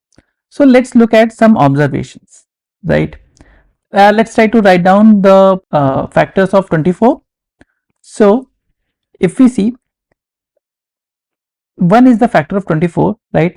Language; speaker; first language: English; non-native, local second language; Hindi